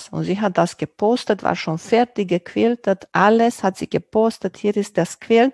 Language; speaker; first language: German; non-native, local second language; Romanian